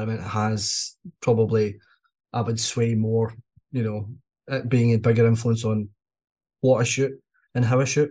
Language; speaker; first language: English; native; English